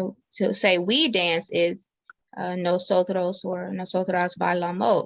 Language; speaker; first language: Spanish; non-native, learner; English